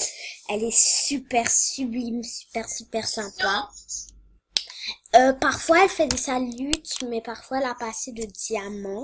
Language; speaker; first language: French; native; French